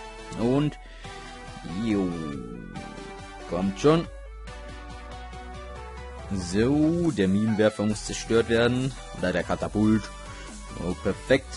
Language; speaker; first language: German; native; German